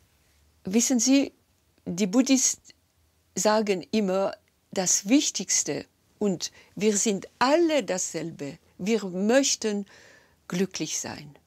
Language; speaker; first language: German; non-native, local second language; French